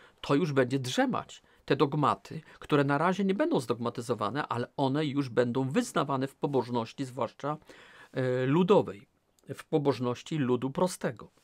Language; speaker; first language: Polish; native; Polish